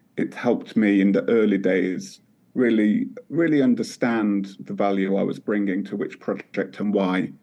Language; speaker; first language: English; native; English